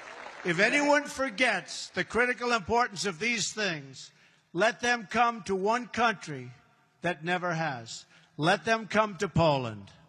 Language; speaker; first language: English; native; English